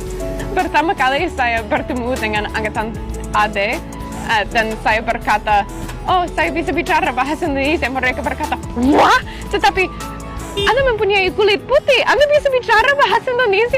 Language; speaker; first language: Indonesian; non-native, learner; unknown